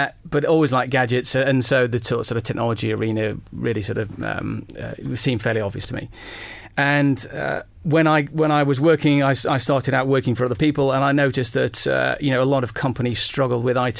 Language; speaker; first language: English; native; English